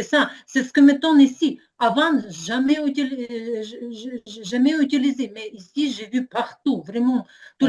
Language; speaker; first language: French; non-native, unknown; Ukrainian